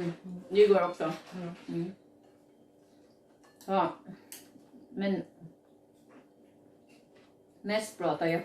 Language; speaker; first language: Swedish; non-native, learner; Filipino